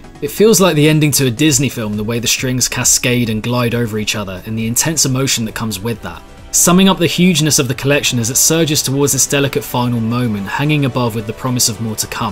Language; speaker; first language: English; native; English